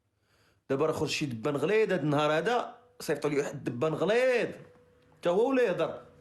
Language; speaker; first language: Arabic; native; Arabic